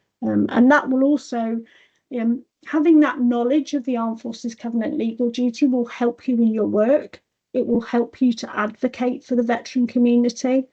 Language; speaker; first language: English; native; English